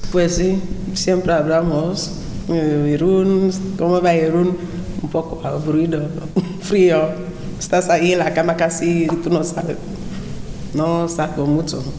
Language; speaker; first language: Spanish; non-native, local second language; Fang